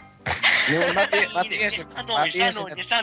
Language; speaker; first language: Finnish; native; Finnish